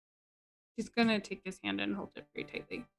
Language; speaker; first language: English; native; English